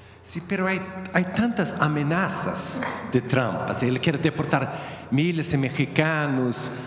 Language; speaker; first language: Spanish; non-native, learner; Swedish